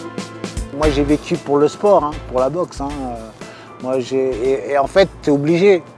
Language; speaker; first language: French; native; French